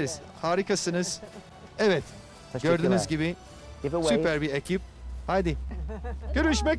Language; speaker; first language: Turkish; non-native, fluent; English